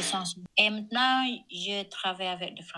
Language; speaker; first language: French; non-native, learner; Spanish